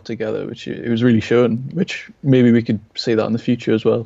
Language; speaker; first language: English; native; English